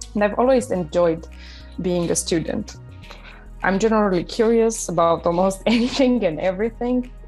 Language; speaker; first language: English; non-native, fluent; Romanian